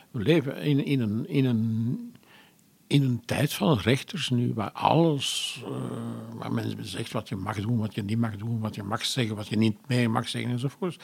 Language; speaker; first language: Dutch; non-native, local second language; French